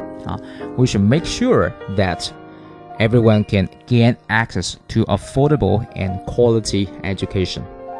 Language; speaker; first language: English; non-native, fluent; Chinese